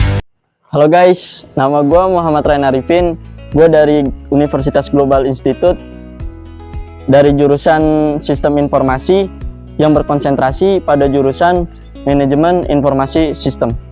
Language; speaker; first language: Indonesian; native; Indonesian